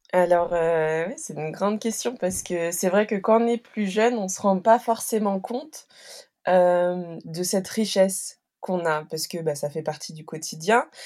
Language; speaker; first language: French; native; French